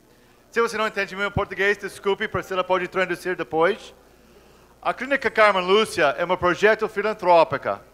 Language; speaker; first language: Portuguese; non-native, fluent; English